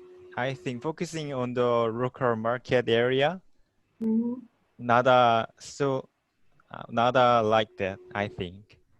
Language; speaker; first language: English; non-native, learner; Korean